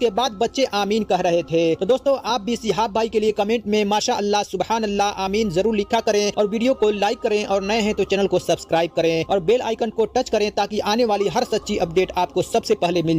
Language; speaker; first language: Hindi; native; Hindi